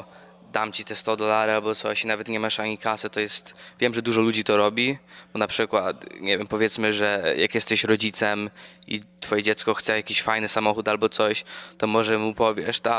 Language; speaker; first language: Polish; early bilingual, other home language; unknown